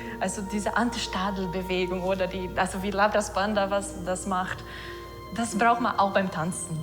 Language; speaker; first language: German; non-native, fluent; Portuguese